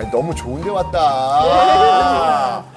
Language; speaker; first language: Korean; native; Korean